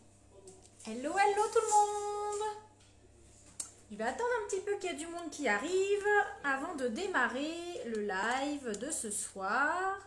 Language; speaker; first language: French; native; French